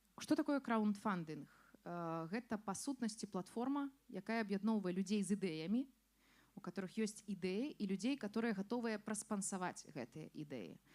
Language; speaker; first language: Belarusian; non-native, local second language; Russian